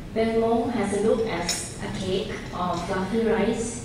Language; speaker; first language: English; non-native, fluent; Thai